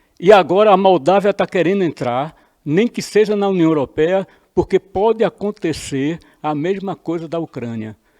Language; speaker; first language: Portuguese; native; Portuguese